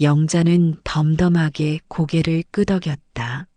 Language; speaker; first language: Korean; native; Korean